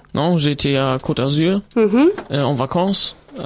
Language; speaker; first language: French; non-native, learner; German